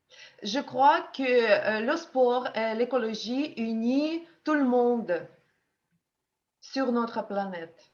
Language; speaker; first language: French; non-native, learner; Russian